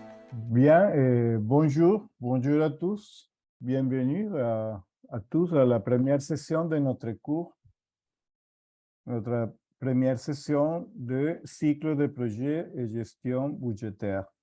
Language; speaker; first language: French; non-native, fluent; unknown